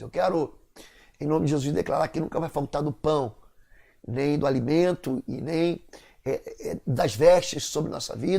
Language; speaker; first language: Portuguese; native; Portuguese